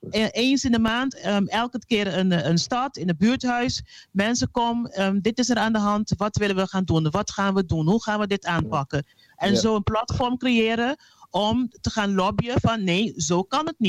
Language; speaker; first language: Dutch; non-native, local second language; Papiamento